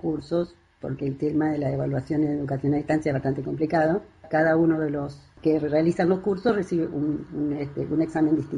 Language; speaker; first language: Spanish; native; Spanish